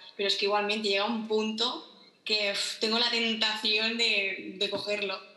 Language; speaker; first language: Spanish; native; Spanish